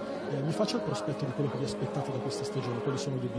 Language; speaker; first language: Italian; native; Italian